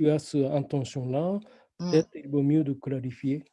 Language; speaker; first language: French; non-native, fluent; Japanese